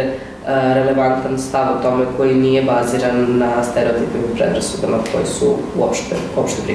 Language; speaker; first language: Serbian; native; Serbian